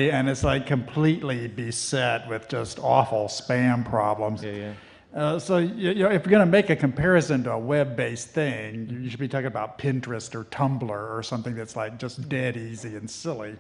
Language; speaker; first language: English; native; English